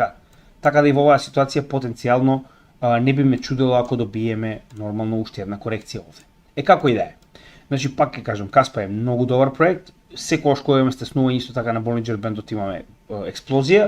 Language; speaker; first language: Macedonian; native; Macedonian